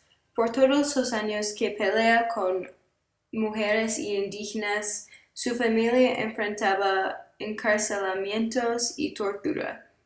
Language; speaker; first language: Spanish; non-native, learner; English